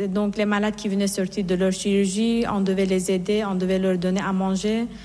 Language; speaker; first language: French; non-native, fluent; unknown